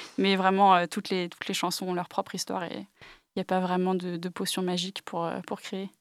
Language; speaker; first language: French; early bilingual, other home language; English